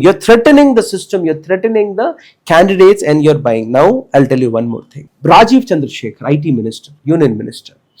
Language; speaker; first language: English; non-native, local second language; Tamil